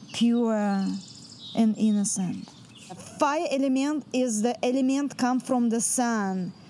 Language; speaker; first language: English; non-native, fluent; Russian